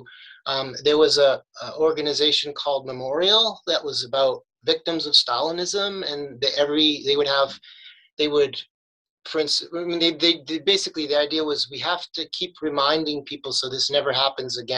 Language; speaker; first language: English; native; English